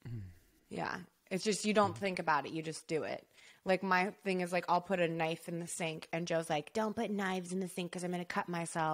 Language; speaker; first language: English; native; English